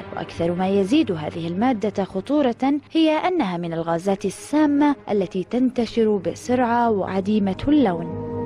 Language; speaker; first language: Arabic; native; Arabic